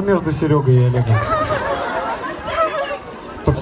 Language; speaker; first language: Russian; native; Russian